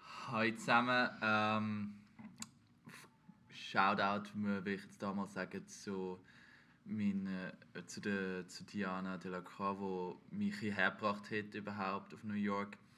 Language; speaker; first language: German; native; German